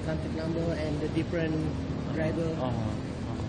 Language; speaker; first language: English; non-native, learner; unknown